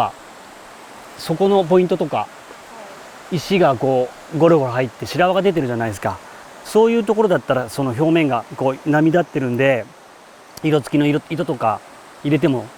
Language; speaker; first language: Japanese; native; Japanese